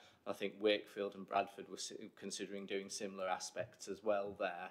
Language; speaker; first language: English; native; English